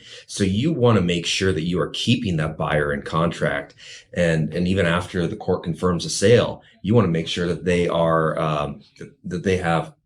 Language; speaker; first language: English; native; English